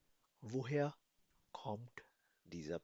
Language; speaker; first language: German; non-native, fluent; Urdu